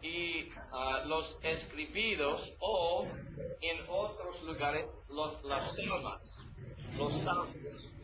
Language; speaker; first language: Spanish; non-native, learner; English